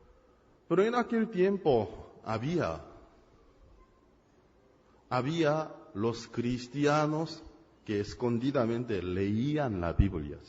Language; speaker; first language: Spanish; non-native, fluent; Korean